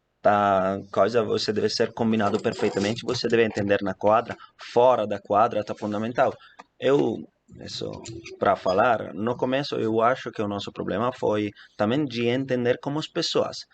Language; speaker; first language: Portuguese; non-native, fluent; Italian